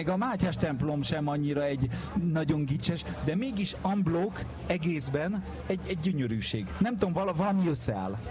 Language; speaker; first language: Hungarian; early bilingual, heritage; French